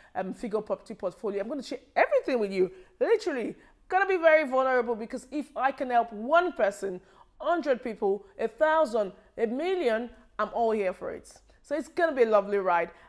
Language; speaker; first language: English; non-native, local second language; Yoruba